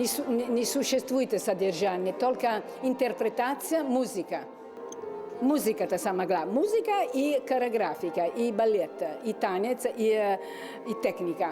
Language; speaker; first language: Russian; non-native, learner; Italian